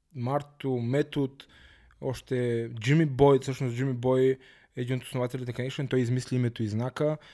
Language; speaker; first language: Bulgarian; native; Bulgarian